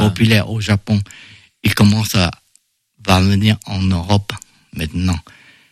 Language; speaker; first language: French; non-native, fluent; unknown